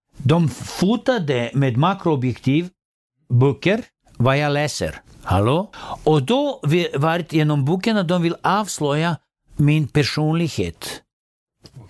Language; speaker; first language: Swedish; non-native, fluent; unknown